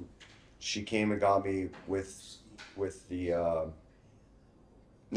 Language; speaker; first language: English; native; English